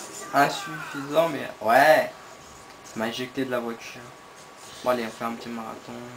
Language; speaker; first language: French; native; French